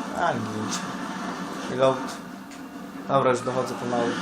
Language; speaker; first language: Polish; native; Polish